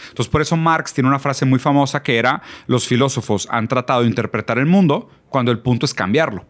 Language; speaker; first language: Spanish; early bilingual, other home language; Portuguese